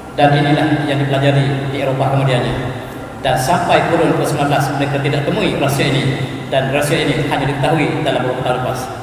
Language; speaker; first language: Malay; native; Malay